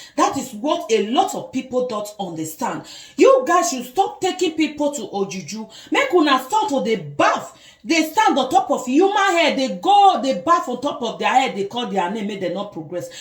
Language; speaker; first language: Nigerian Pidgin; non-native, local second language; Bini